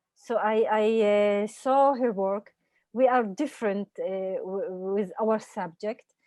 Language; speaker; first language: English; non-native, fluent; Hebrew